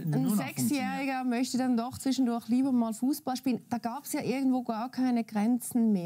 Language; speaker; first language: German; native; German